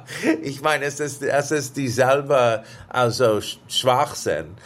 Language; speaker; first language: German; non-native, fluent; English